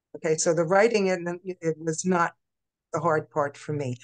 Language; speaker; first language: English; native; English